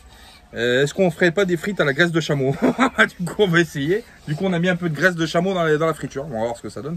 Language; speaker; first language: French; native; French